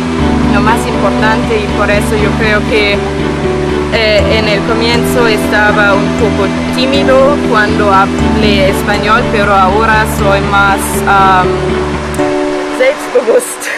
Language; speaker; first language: Spanish; non-native, learner; German